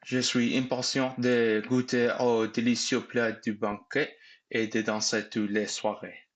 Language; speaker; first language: French; non-native, learner; English